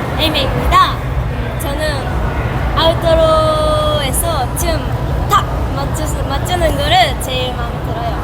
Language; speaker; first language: Korean; non-native, learner; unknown